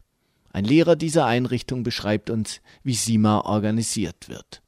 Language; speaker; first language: German; native; German